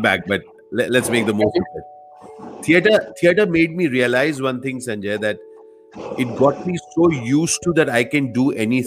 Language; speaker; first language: English; non-native, local second language; Hindi